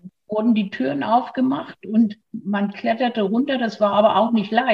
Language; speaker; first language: German; native; German